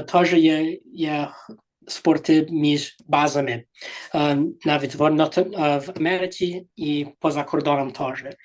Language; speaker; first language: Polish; early bilingual, heritage; English